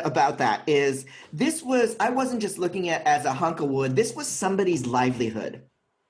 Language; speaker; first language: English; native; English